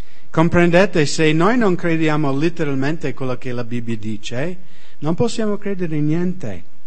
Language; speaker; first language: Italian; non-native, fluent; English